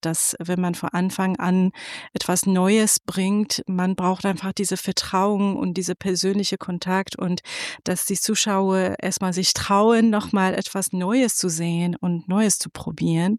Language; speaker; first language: German; non-native, fluent; Persian